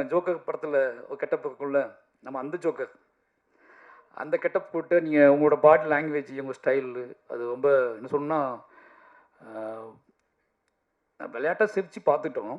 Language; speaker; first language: Tamil; native; Tamil